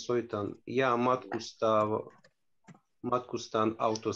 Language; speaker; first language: Finnish; non-native, learner; Russian